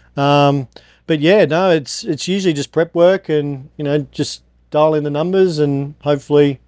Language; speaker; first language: English; native; English